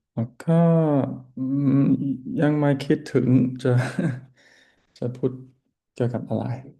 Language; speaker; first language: Thai; non-native, learner; English